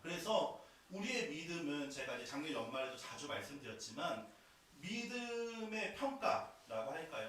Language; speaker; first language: Korean; native; Korean